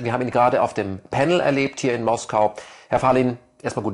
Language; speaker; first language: German; native; German